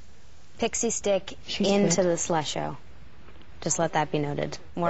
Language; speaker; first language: English; native; English